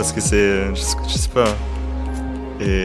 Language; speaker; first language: French; non-native, learner; German